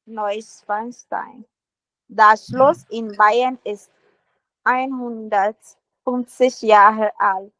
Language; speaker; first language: German; non-native, learner; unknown